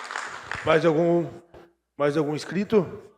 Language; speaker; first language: Portuguese; native; Portuguese